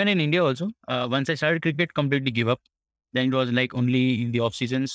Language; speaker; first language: English; non-native, local second language; Marathi